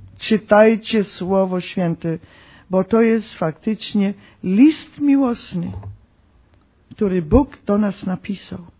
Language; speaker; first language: Polish; early bilingual, heritage; Polish